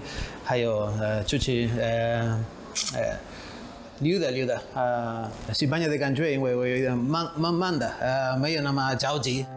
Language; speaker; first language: Chinese; non-native, fluent; Spanish